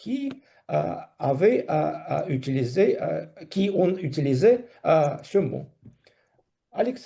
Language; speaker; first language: French; non-native, fluent; Russian